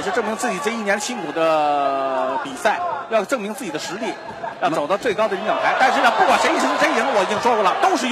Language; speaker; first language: Chinese; native; Chinese